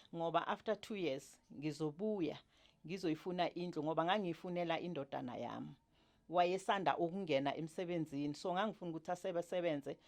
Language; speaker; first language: Zulu; native; Zulu